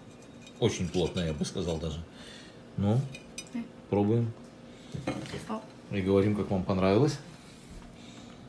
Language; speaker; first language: Russian; native; Russian